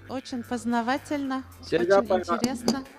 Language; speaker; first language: Russian; non-native, local second language; Bashkir